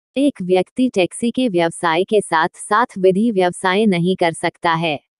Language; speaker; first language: Hindi; native; Hindi